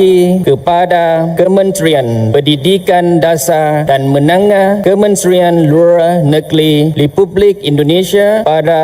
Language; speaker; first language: Indonesian; non-native, fluent; Lao